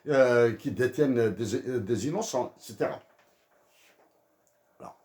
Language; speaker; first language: French; native; French